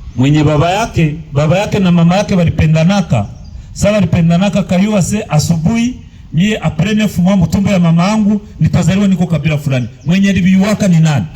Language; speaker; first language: Swahili; native; Swahili